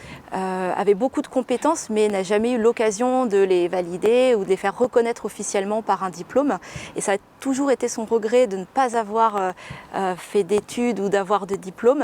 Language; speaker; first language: French; native; French